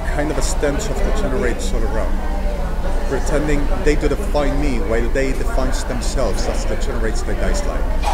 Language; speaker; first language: English; non-native, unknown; Spanish